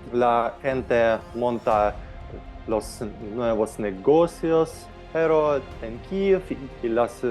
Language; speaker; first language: Spanish; non-native, fluent; Ukrainian